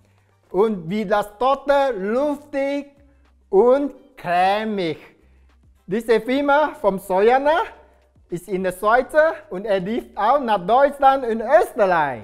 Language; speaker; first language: German; non-native, learner; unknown